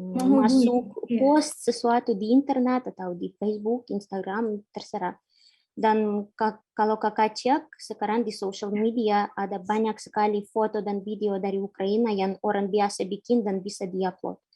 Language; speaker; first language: Indonesian; non-native, fluent; Ukrainian